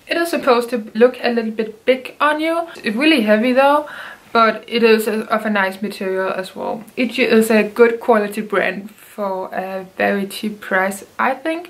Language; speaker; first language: English; non-native, fluent; Danish